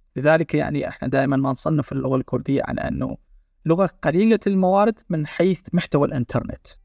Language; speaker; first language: Arabic; non-native, local second language; Kurdish